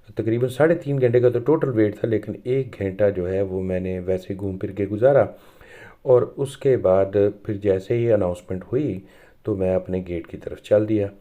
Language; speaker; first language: Urdu; non-native, local second language; Punjabi